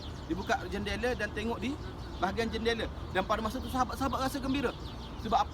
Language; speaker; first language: Malay; native; Malay